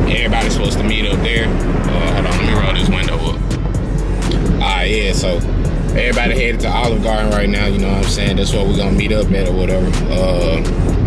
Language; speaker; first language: English; native; English